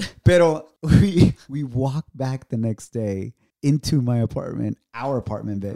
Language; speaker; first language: English; early bilingual, other home language; Spanish